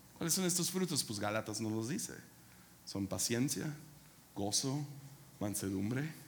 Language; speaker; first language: Spanish; non-native, fluent; English